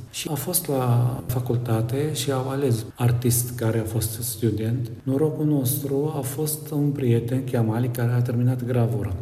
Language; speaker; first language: Romanian; non-native, learner; Arabic